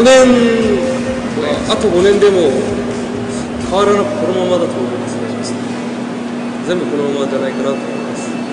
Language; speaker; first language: Japanese; non-native, learner; Korean